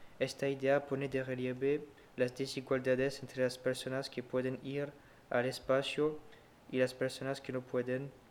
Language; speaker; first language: Spanish; non-native, learner; French